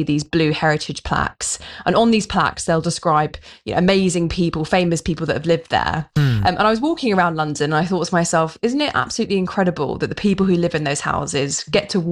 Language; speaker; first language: English; native; English